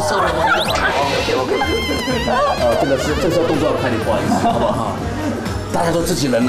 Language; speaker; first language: Chinese; native; Chinese